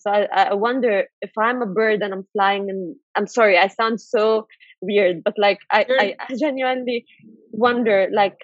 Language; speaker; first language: English; non-native, fluent; Arabic